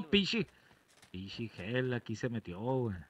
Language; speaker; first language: Spanish; native; Spanish